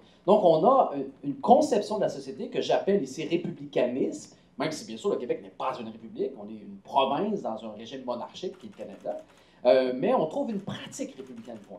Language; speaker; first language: French; native; French